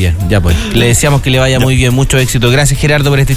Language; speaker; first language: Spanish; native; Spanish